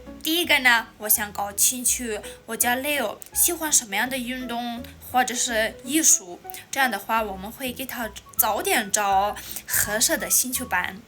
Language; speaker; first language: Chinese; non-native, fluent; Armenian